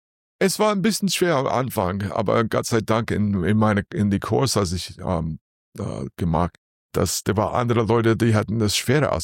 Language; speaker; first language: German; non-native, learner; English